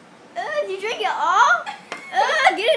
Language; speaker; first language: English; native; English